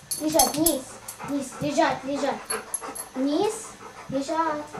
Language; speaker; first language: Russian; early bilingual, heritage; Russian